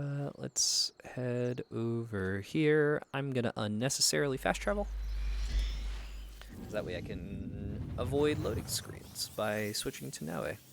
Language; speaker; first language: English; native; English